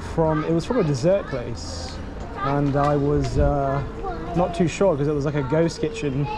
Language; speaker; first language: English; native; English